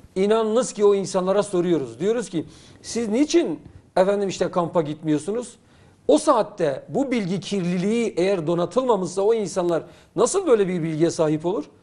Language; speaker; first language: Turkish; native; Turkish